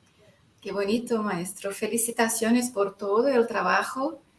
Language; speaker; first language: Spanish; non-native, fluent; Portuguese